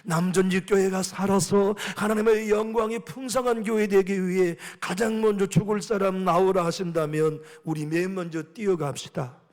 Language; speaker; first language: Korean; native; Korean